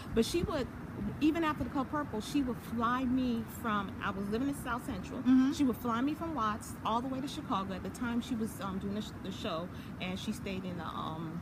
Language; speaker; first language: English; native; English